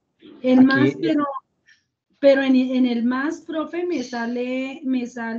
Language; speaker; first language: Spanish; native; Spanish